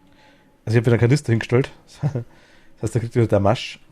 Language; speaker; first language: German; native; German